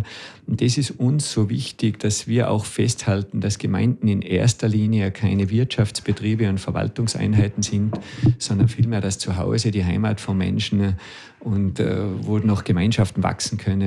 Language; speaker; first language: German; native; German